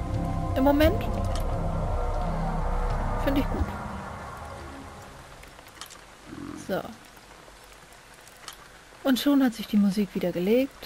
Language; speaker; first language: German; native; German